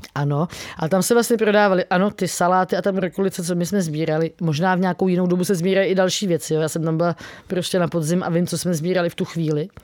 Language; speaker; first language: Czech; native; Czech